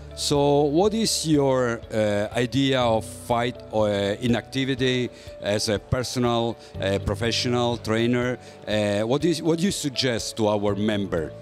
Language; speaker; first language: English; non-native, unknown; Italian